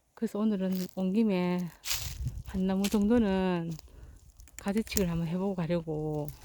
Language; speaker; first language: Korean; native; Korean